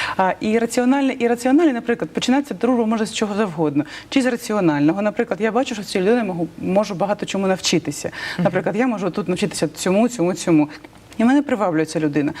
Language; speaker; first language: Ukrainian; non-native, local second language; Russian